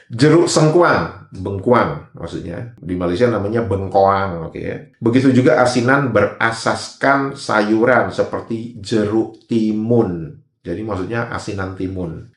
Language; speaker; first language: Indonesian; native; Indonesian